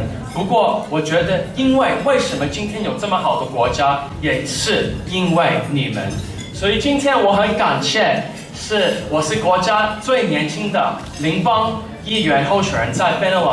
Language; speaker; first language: Chinese; early bilingual, heritage; English